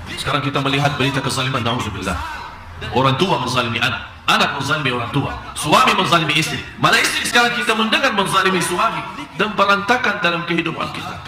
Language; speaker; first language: Malay; non-native, fluent; Arabic